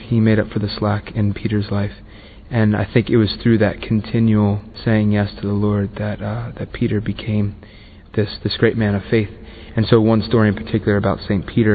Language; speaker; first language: English; native; English